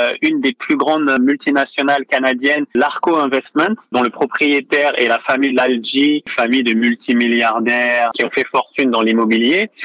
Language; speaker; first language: French; native; French